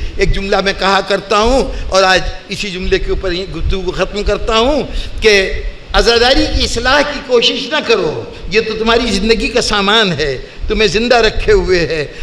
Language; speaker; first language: Urdu; native; Urdu